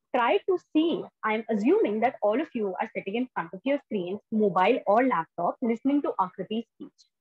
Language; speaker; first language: English; non-native, local second language; Hindi